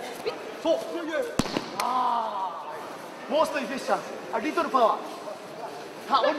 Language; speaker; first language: English; non-native, learner; Japanese